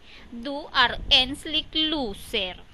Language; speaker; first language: Norwegian; non-native, learner; Filipino